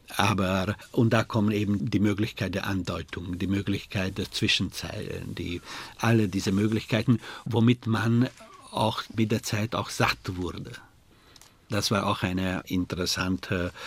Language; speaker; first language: German; non-native, fluent; Hungarian